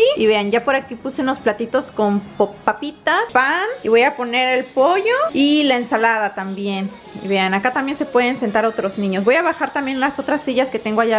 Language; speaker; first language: Spanish; native; Spanish